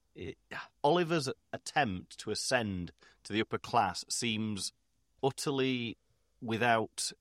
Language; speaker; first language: English; native; English